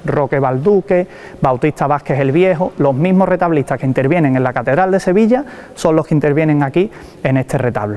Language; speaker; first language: Spanish; native; Spanish